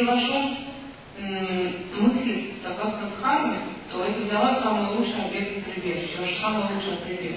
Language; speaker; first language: Russian; native; Russian